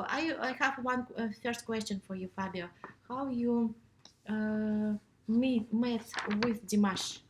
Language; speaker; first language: English; non-native, learner; Russian